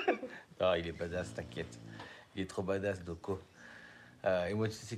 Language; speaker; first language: French; native; French